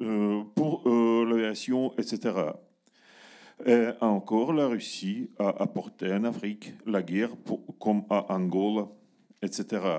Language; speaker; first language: French; non-native, learner; Russian